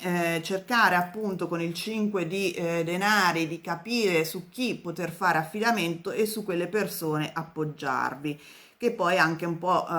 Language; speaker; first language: Italian; native; Italian